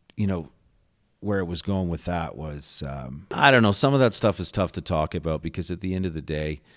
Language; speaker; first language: English; native; English